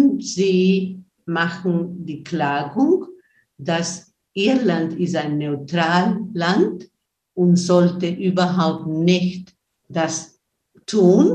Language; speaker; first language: German; non-native, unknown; Spanish